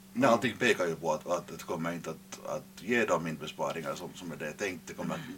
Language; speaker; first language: Swedish; native; Swedish